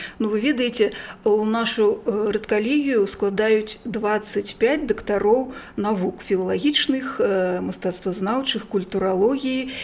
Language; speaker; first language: Belarusian; native; Belarusian